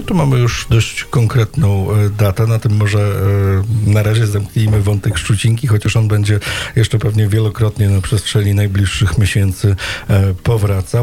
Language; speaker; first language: Polish; native; Polish